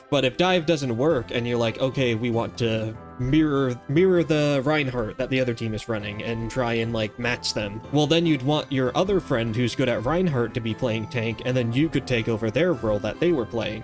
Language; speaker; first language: English; native; English